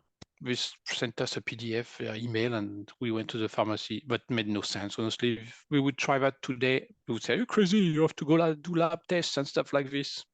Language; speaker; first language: English; non-native, fluent; French